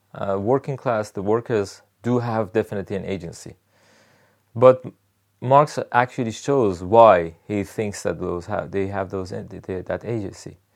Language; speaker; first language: English; non-native, fluent; Persian